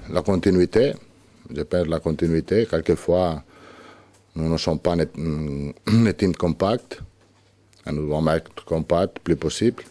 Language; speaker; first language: French; non-native, learner; Italian